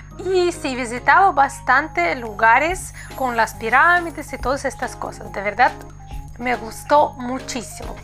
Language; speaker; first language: Spanish; non-native, fluent; Russian